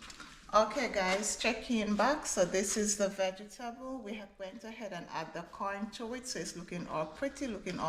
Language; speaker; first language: English; non-native, local second language; Jamaican Creole English